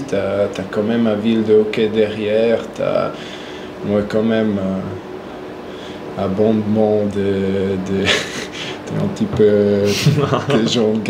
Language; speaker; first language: French; non-native, local second language; German